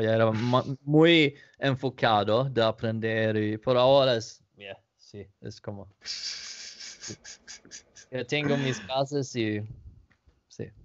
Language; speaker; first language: Spanish; non-native, learner; Danish